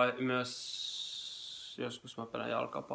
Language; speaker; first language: Finnish; non-native, learner; Persian